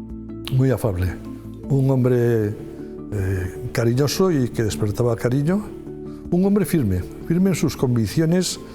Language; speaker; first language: Spanish; native; Spanish